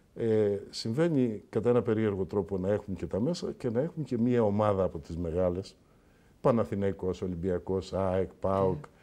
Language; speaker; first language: Greek; native; Greek